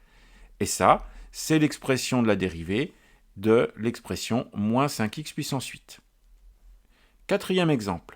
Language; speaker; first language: French; native; French